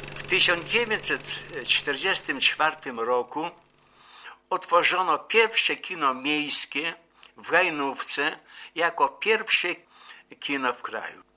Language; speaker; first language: Polish; native; Polish